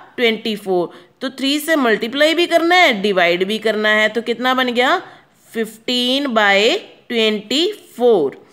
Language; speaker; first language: Hindi; non-native, local second language; Punjabi